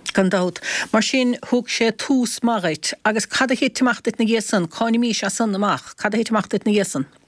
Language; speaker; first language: Irish; native; Irish